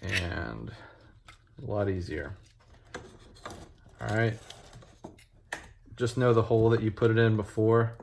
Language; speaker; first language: English; native; English